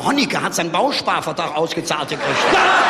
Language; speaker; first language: German; native; German